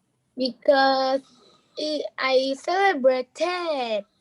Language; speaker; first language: English; non-native, learner; Vietnamese